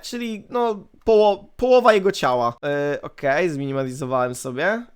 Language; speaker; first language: Polish; native; Polish